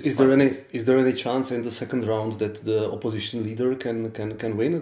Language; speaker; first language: English; non-native, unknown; Czech